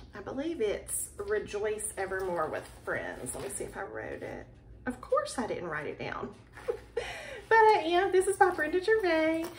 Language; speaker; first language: English; native; English